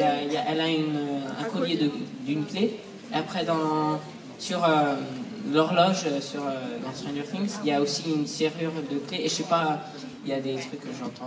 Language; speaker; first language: French; early bilingual, heritage; English